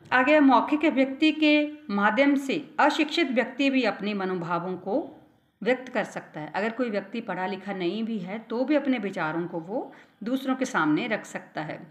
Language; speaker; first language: Hindi; non-native, local second language; Punjabi